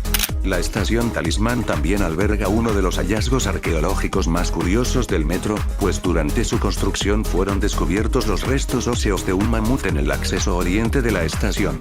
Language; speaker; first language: Spanish; native; Spanish